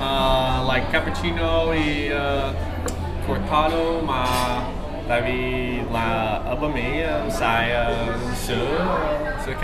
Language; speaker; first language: Vietnamese; early bilingual, heritage; English